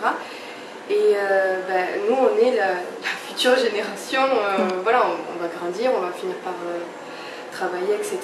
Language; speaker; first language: French; native; French